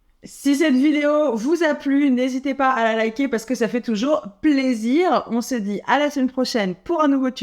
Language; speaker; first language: French; native; French